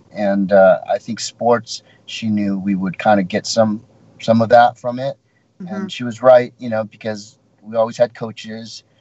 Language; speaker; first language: English; native; English